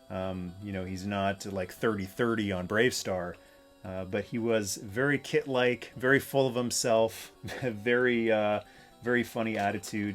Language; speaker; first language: English; native; English